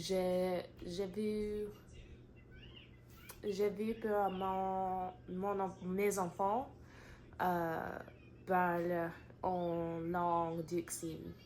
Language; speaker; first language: French; non-native, learner; English